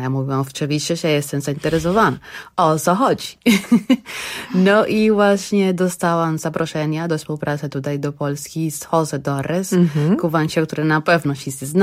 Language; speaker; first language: Polish; non-native, learner; Spanish